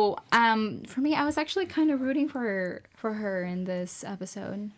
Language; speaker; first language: English; native; English